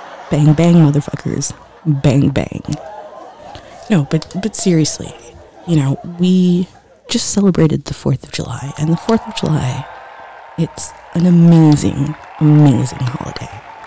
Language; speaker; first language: English; native; English